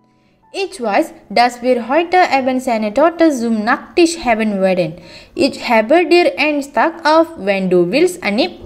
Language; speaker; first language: German; non-native, learner; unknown